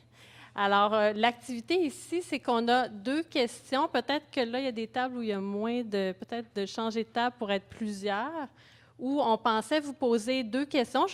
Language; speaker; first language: French; native; French